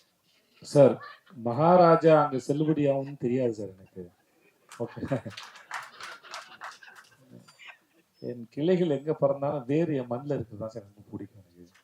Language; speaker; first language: Tamil; native; Tamil